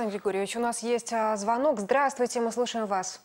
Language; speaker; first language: Russian; native; Russian